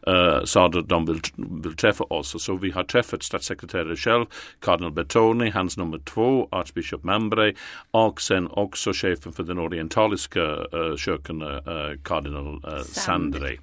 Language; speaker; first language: Swedish; non-native, fluent; English